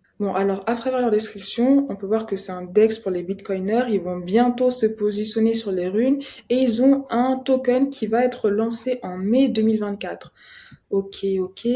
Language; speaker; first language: French; native; French